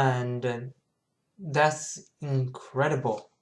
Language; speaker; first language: English; native; English